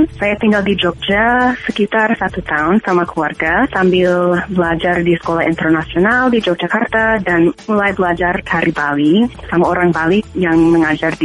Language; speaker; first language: Indonesian; non-native, fluent; English